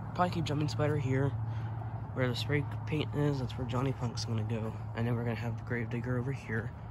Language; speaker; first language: English; native; English